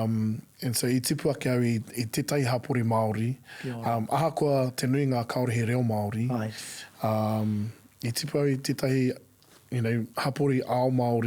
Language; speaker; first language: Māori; non-native, local second language; English